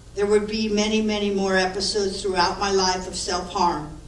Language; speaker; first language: English; native; English